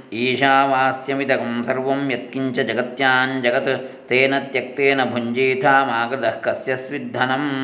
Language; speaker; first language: Hindi; non-native, local second language; Kannada